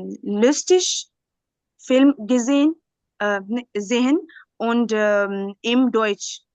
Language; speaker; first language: German; non-native, learner; Urdu